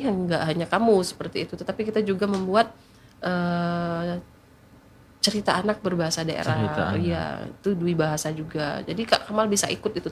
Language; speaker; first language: Indonesian; native; Indonesian